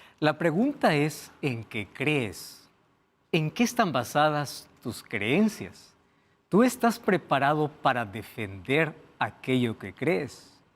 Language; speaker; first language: Spanish; non-native, fluent; Portuguese